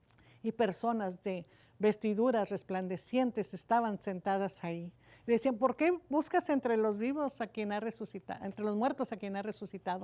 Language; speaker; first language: Spanish; native; Spanish